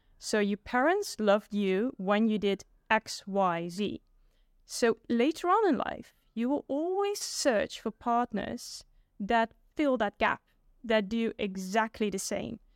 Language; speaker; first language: English; non-native, fluent; Dutch